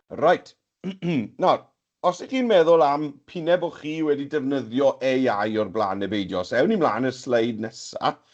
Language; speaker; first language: Welsh; native; Welsh